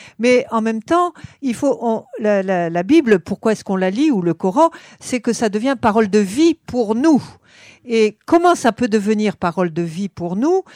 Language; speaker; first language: French; native; French